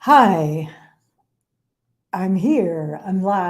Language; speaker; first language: English; native; English